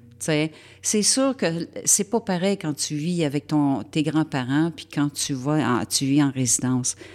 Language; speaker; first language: French; native; French